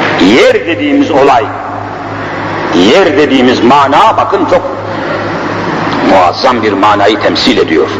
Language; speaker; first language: Turkish; native; Turkish